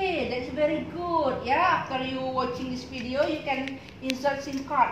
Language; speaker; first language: English; non-native, learner; Indonesian